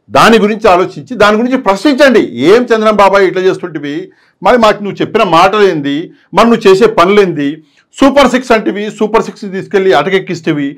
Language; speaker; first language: Telugu; native; Telugu